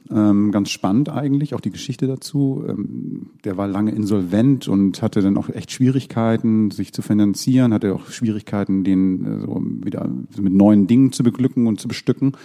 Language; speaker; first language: German; native; German